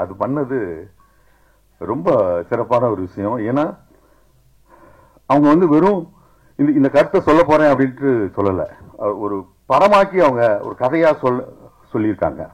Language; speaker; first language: Tamil; native; Tamil